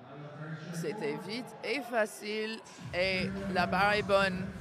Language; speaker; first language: French; non-native, fluent; English